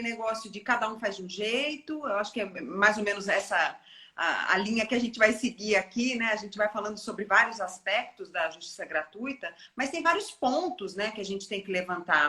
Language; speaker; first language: Portuguese; native; Portuguese